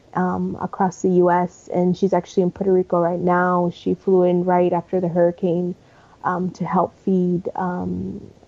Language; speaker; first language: English; early bilingual, other home language; Spanish